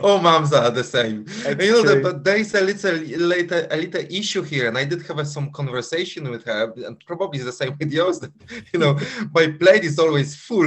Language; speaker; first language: English; non-native, fluent; Polish